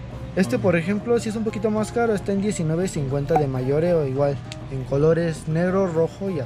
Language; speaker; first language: Spanish; native; Spanish